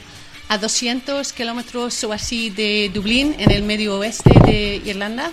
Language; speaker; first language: Spanish; non-native, fluent; English